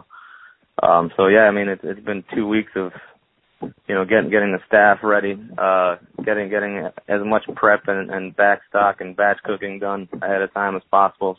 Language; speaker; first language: English; native; English